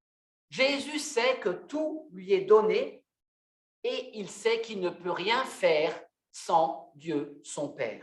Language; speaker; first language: French; native; French